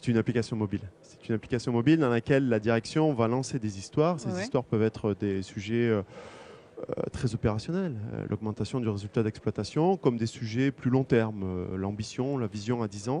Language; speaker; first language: French; native; French